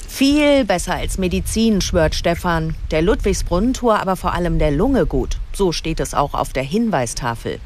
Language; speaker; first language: German; native; German